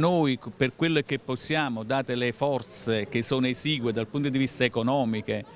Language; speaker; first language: Italian; native; Italian